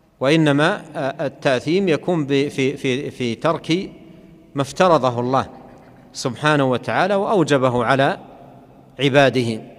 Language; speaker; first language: Arabic; native; Arabic